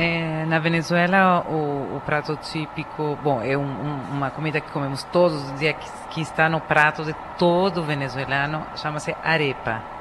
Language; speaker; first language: Portuguese; non-native, fluent; Spanish